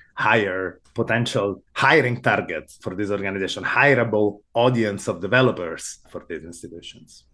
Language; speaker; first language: English; non-native, fluent; Italian